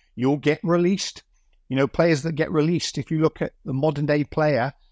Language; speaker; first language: English; native; English